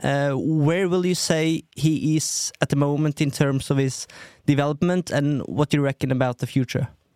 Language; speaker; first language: English; non-native, fluent; Norwegian